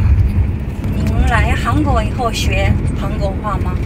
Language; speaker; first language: Chinese; non-native, learner; Japanese